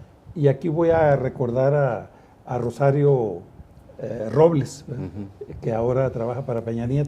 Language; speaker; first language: Spanish; native; Spanish